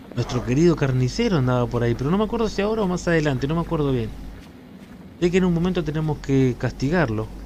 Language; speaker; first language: Spanish; native; Spanish